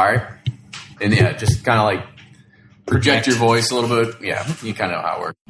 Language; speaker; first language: English; native; English